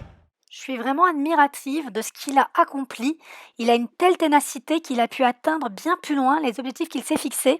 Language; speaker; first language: French; native; French